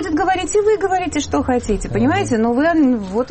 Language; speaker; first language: Russian; native; Russian